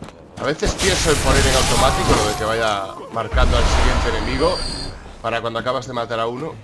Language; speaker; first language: Spanish; native; Spanish